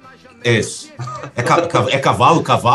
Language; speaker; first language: Portuguese; native; Portuguese